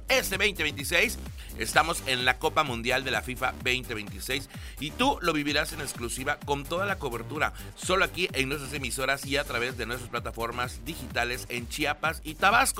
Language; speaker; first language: Spanish; native; Spanish